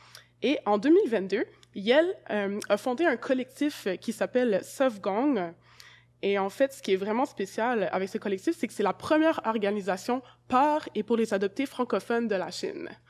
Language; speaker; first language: French; native; French